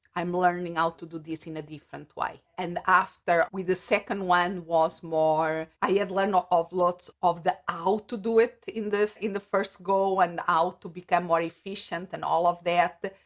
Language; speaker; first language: English; non-native, fluent; Portuguese